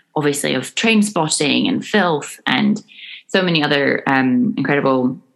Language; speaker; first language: English; native; English